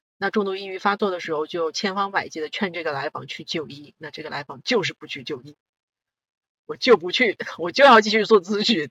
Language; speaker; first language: Chinese; non-native, local second language; Korean